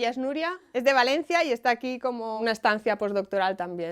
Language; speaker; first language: Spanish; native; Spanish